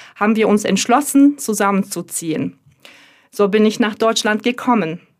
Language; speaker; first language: German; non-native, fluent; Turkish